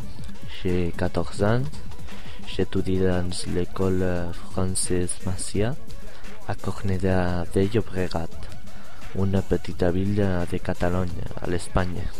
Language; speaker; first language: French; non-native, learner; Spanish